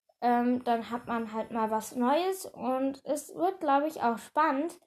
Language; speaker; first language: German; native; German